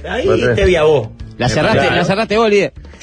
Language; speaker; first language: Spanish; native; Spanish